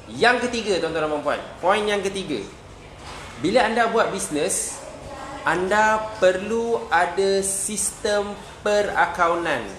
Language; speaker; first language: Malay; native; Malay